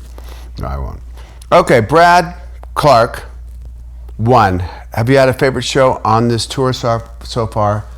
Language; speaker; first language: English; native; English